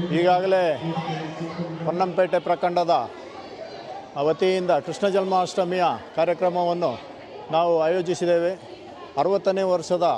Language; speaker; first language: Kannada; native; Kannada